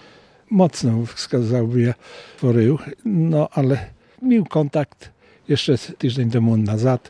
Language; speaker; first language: Polish; non-native, local second language; Ukrainian